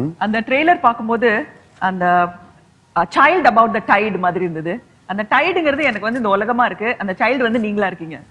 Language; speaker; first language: Tamil; native; Tamil